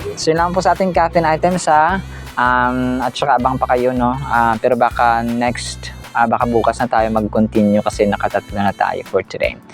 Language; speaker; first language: Filipino; non-native, local second language; Cebuano